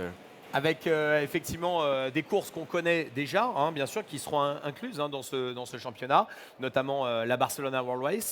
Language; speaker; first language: French; native; French